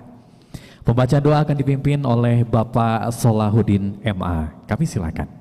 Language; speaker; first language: Indonesian; native; Indonesian